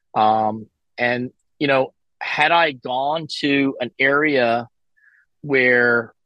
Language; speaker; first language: English; native; English